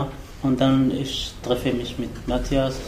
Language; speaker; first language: German; non-native, learner; Arabic